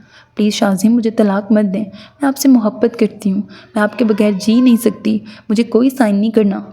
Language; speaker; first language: Urdu; native; Urdu